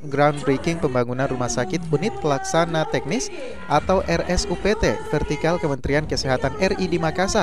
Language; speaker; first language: Indonesian; native; Indonesian